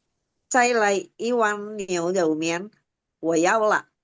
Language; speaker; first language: Chinese; non-native, learner; Indonesian